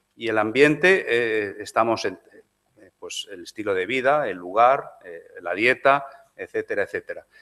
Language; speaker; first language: Spanish; non-native, local second language; Galician